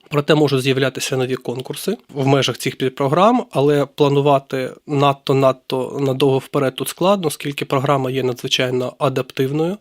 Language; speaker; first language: Ukrainian; native; Ukrainian